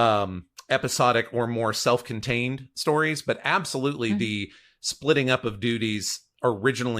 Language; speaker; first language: English; native; English